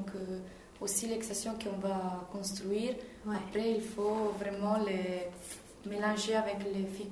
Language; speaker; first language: French; non-native, fluent; Italian